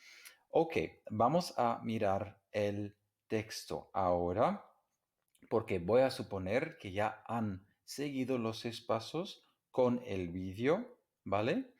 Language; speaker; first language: Spanish; non-native, fluent; English